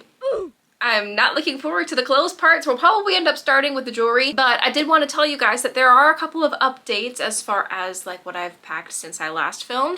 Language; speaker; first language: English; native; English